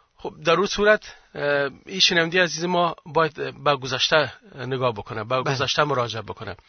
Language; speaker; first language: Persian; native; Persian